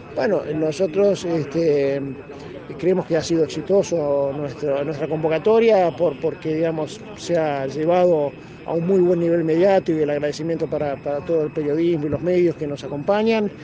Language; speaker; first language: Spanish; native; Spanish